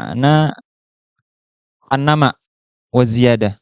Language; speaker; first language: Arabic; non-native, fluent; Indonesian